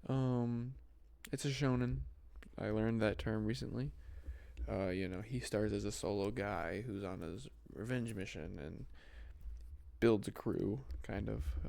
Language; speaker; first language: English; native; English